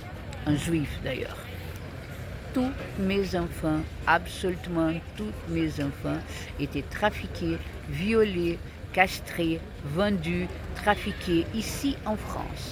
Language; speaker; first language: French; non-native, fluent; Portuguese